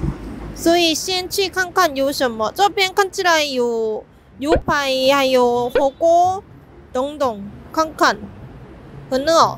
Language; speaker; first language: Chinese; non-native, fluent; Korean